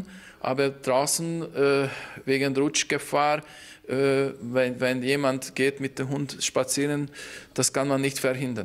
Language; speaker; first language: German; non-native, fluent; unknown